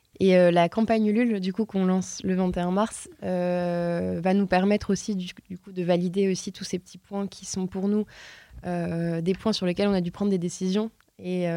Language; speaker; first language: French; native; French